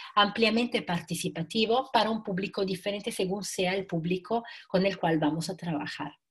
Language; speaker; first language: Spanish; non-native, fluent; Italian